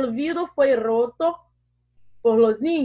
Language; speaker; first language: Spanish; non-native, learner; Portuguese